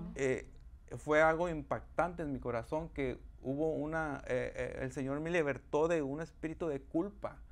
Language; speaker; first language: Spanish; native; Spanish